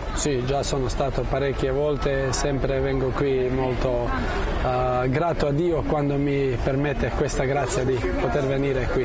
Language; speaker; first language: Italian; non-native, fluent; Croatian